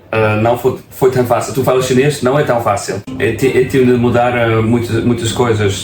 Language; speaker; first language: Portuguese; non-native, fluent; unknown